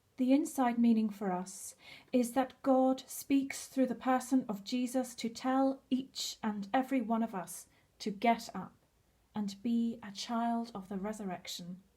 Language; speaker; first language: English; native; English